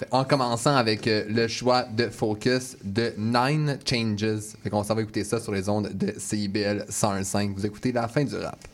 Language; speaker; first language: French; native; French